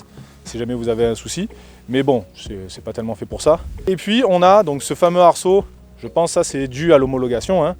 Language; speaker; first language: French; native; French